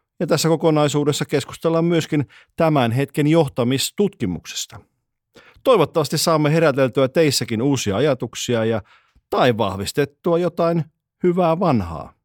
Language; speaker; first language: Finnish; native; Finnish